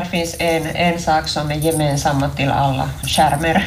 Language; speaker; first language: Swedish; non-native, local second language; Finnish